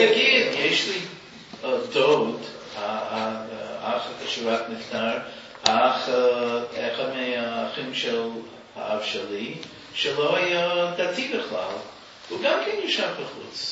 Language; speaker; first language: Hebrew; non-native, fluent; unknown